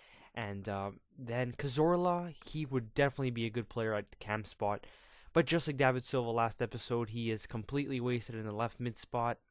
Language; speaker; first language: English; native; English